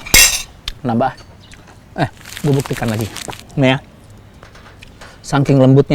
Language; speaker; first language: Indonesian; native; Indonesian